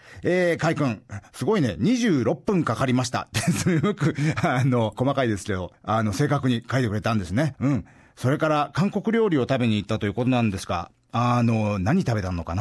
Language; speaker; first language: Japanese; native; Japanese